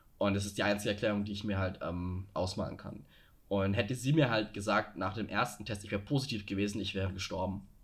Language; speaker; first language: German; native; German